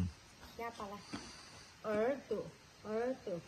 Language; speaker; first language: Chinese; non-native, learner; Nepali